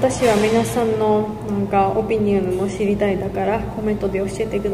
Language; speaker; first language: Japanese; non-native, learner; Georgian